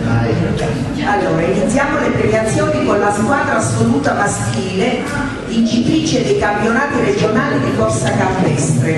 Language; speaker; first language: Italian; native; Italian